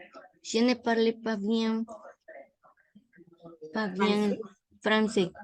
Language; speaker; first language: French; non-native, learner; Spanish